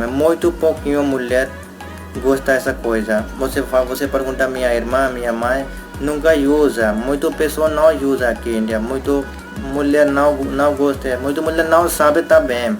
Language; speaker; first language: Portuguese; non-native, learner; Hindi